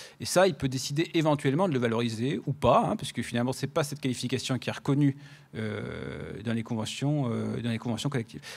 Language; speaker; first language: French; native; French